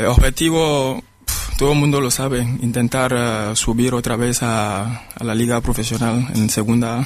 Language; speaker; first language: Spanish; non-native, fluent; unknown